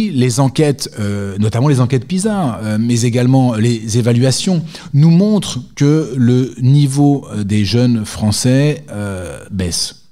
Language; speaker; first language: French; native; French